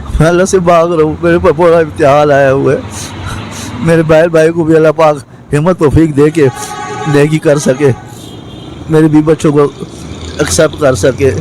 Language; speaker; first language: Urdu; non-native, local second language; Pashto